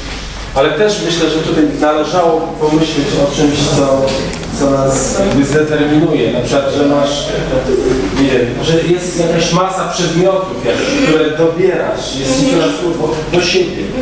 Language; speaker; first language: Polish; native; Polish